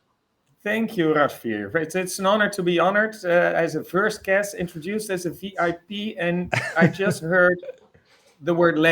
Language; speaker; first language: English; non-native, fluent; Dutch